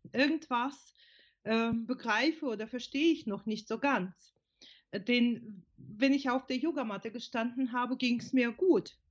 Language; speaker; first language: German; non-native, fluent; Russian